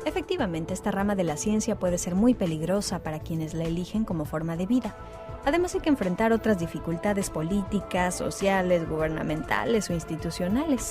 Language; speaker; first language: Spanish; native; Spanish